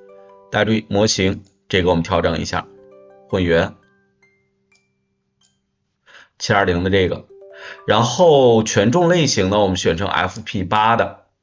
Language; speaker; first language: Chinese; native; Chinese